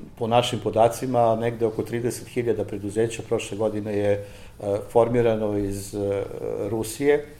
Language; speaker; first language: Serbian; native; Serbian